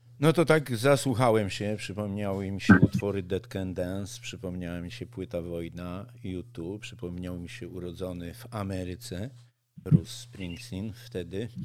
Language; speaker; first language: Polish; native; Polish